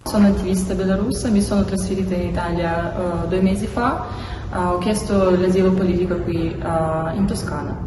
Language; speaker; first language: Italian; non-native, learner; Belarusian